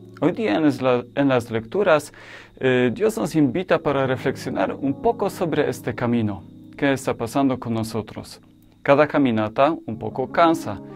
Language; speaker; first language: Spanish; non-native, fluent; Polish